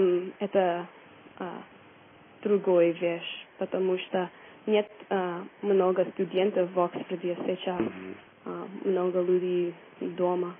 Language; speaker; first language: Russian; non-native, learner; English